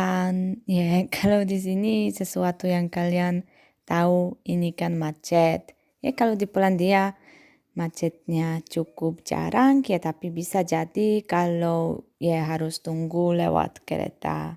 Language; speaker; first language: Indonesian; non-native, fluent; Polish